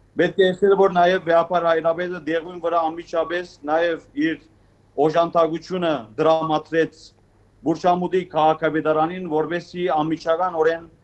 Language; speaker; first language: Armenian; early bilingual, heritage; Armenian